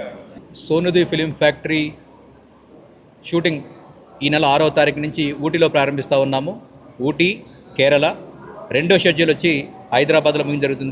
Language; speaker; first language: Telugu; native; Telugu